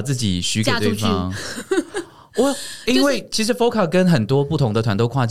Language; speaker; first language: Chinese; native; Chinese